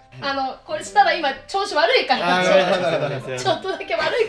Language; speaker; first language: Japanese; native; Japanese